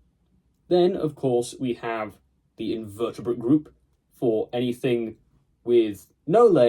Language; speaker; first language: English; native; English